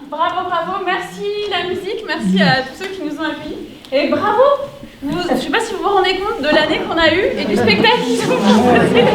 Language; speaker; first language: French; native; French